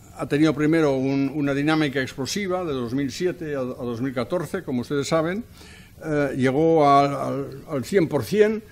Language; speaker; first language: Spanish; non-native, fluent; German